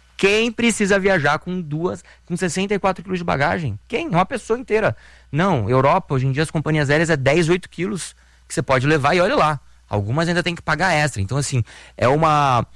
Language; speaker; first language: Portuguese; native; Portuguese